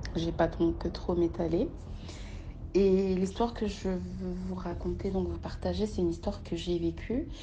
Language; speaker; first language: French; early bilingual, other home language; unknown